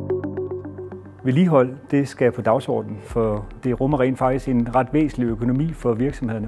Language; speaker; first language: Danish; native; Danish